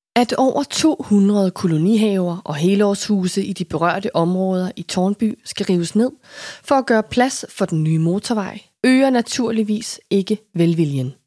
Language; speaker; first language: Danish; native; Danish